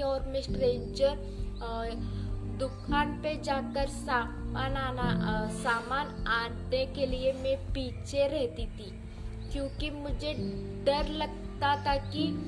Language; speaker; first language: Hindi; non-native, local second language; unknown